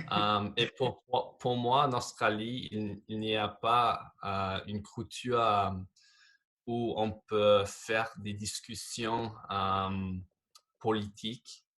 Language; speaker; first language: French; non-native, fluent; English